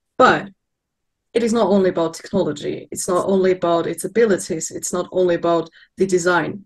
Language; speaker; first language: English; non-native, fluent; Russian